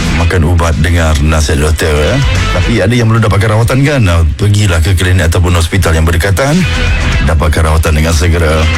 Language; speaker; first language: Malay; native; Malay